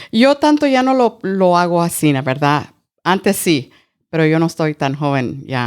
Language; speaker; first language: Spanish; early bilingual, heritage; Spanish